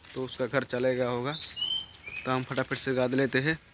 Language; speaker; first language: Hindi; non-native, local second language; Odia